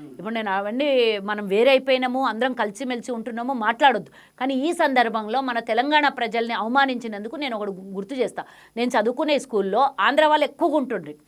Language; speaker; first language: Telugu; native; Telugu